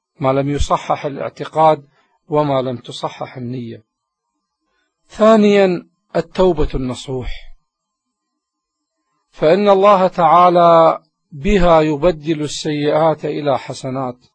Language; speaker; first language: Arabic; native; Arabic